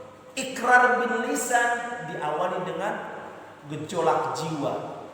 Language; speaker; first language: Indonesian; native; Indonesian